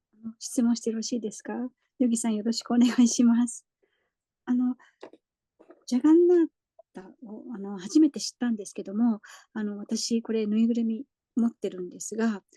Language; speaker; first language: Japanese; native; Japanese